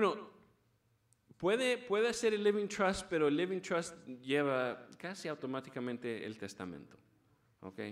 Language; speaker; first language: Spanish; early bilingual, heritage; Spanish